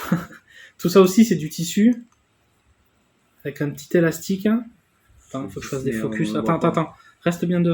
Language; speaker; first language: French; native; French